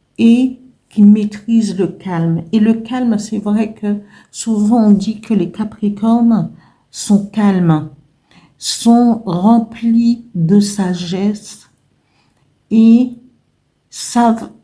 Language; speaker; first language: French; native; French